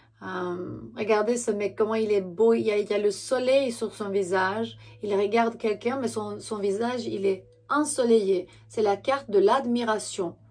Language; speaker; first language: French; non-native, fluent; Romanian